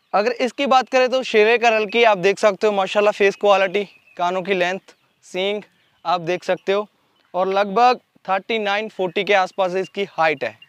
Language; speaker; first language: Hindi; non-native, local second language; Punjabi